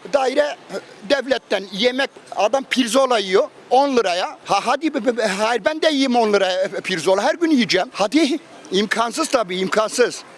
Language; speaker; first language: Turkish; native; Turkish